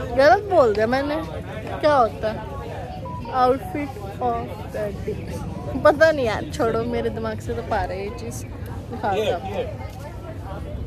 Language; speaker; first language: Hindi; non-native, local second language; Punjabi